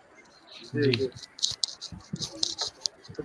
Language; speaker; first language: Hindi; native; Hindi